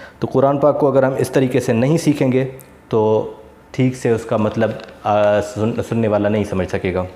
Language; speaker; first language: Urdu; non-native, local second language; Sindhi